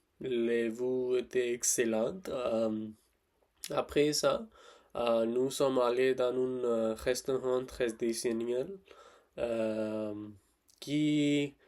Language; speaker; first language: French; non-native, learner; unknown